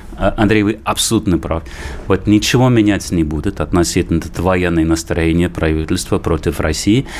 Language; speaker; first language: Russian; non-native, fluent; English